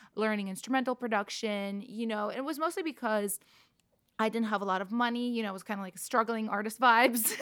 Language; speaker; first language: English; non-native, fluent; Russian